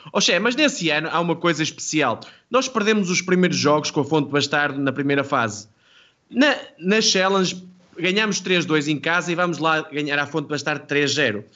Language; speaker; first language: Portuguese; native; Portuguese